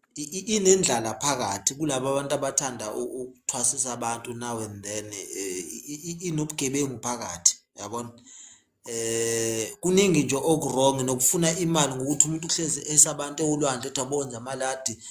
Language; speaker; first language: Zulu; native; Zulu